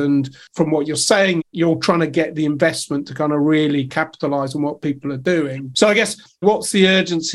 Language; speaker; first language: English; native; English